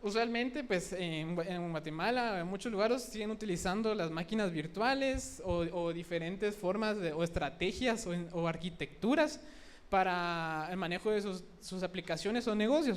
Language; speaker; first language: Spanish; native; Spanish